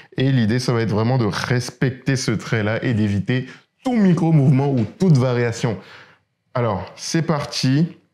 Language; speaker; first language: French; native; French